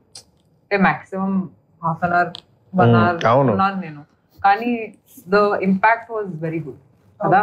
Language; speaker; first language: Telugu; non-native, fluent; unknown